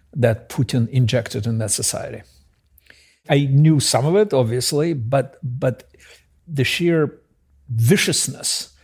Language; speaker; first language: English; early bilingual, other home language; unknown